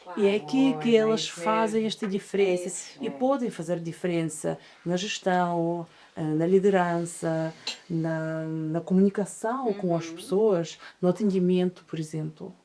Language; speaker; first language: Portuguese; non-native, fluent; Russian